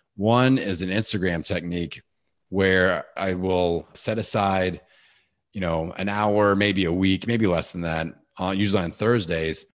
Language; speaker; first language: English; native; English